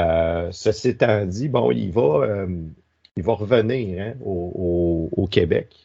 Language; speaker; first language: French; native; French